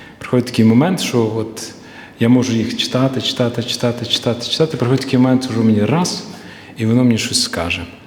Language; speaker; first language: Ukrainian; native; Ukrainian